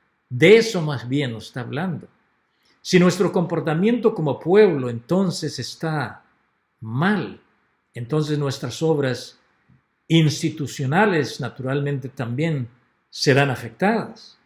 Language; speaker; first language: Spanish; native; Spanish